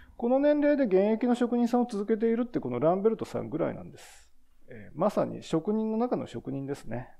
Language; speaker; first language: Japanese; native; Japanese